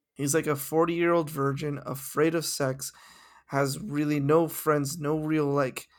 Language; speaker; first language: English; early bilingual, other home language; Spanish